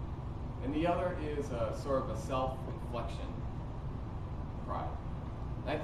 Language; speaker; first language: English; native; English